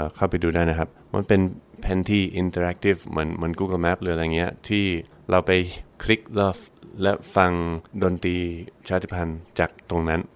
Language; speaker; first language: Thai; non-native, fluent; English